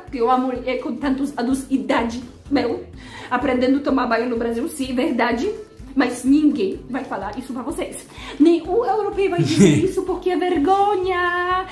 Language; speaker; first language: Portuguese; non-native, fluent; Polish